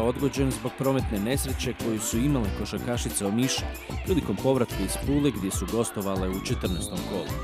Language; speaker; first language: Serbian; native; Serbian